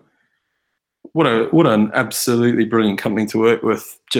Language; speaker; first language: English; native; English